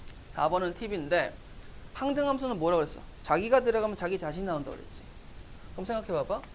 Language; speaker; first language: Korean; native; Korean